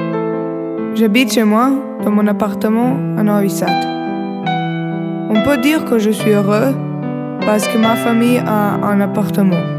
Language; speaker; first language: French; non-native, learner; Serbian